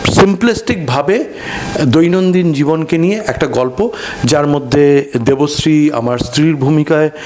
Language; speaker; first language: Bangla; native; Bangla